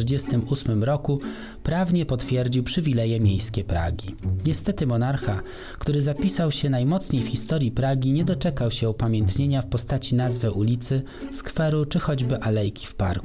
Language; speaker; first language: Polish; native; Polish